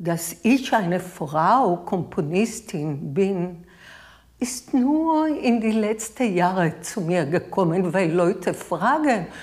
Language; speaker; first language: German; non-native, fluent; Hebrew